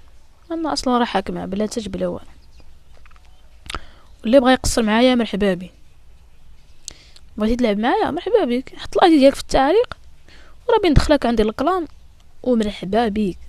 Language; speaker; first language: Arabic; native; Arabic